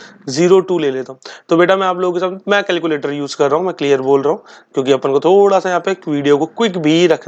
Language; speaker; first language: Hindi; native; Hindi